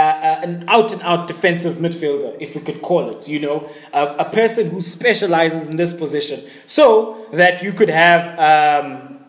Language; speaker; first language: English; native; English